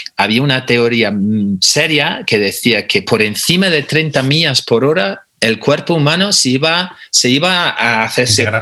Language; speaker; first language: Spanish; non-native, fluent; English